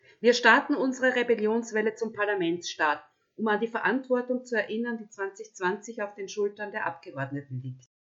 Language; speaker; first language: German; native; German